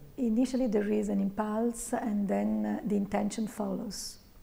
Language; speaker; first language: English; non-native, fluent; Italian